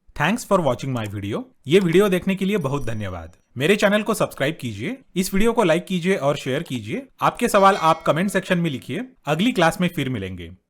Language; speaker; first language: Hindi; non-native, local second language; Marathi